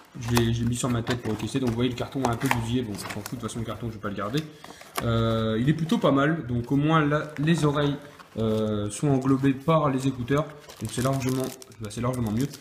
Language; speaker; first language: French; native; French